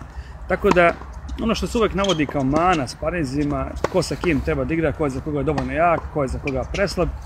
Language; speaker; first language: Serbian; native; Serbian